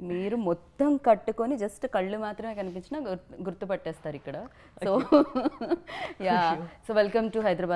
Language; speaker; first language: Telugu; native; Telugu